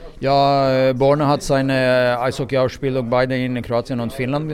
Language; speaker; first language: German; non-native, fluent; Swedish